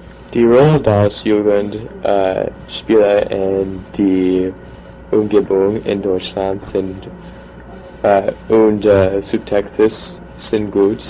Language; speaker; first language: German; non-native, learner; English